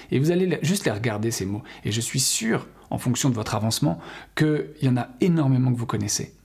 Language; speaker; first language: French; native; French